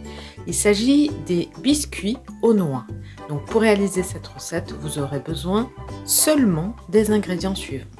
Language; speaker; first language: French; native; French